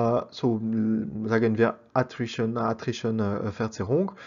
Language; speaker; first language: German; non-native, learner; French